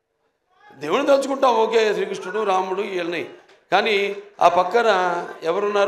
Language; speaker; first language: Telugu; native; Telugu